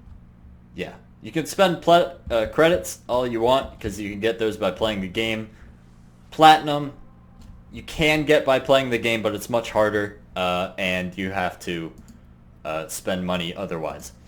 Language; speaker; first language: English; native; English